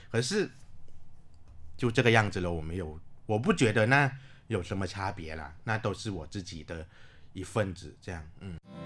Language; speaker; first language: Chinese; non-native, fluent; Thai